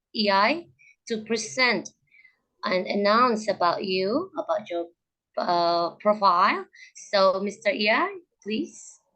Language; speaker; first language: English; non-native, learner; Indonesian